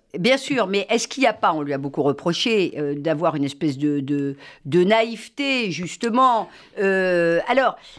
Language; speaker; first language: French; native; French